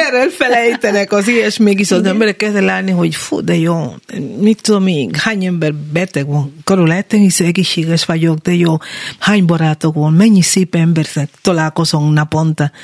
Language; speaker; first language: Hungarian; non-native, learner; Spanish